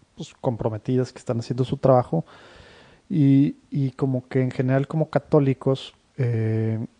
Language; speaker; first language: Spanish; native; Spanish